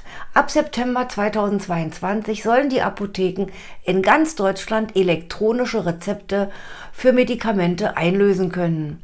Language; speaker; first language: German; native; German